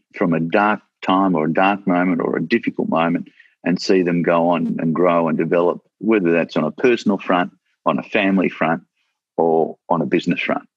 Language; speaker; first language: English; native; English